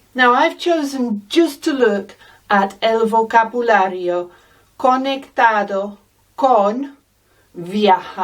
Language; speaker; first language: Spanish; non-native, fluent; English